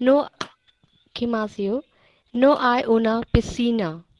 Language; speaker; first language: Spanish; non-native, learner; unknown